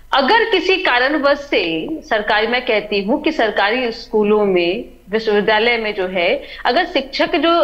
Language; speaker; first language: Hindi; native; Hindi